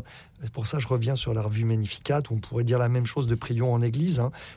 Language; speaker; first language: French; native; French